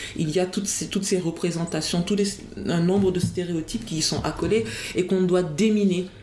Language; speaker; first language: French; native; French